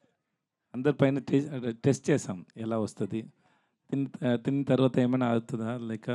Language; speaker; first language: Telugu; non-native, learner; Tamil